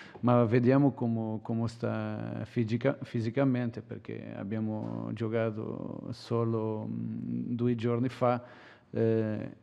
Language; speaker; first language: Italian; non-native, learner; Portuguese